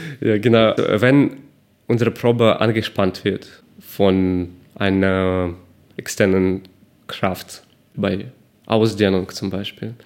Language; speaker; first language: German; non-native, fluent; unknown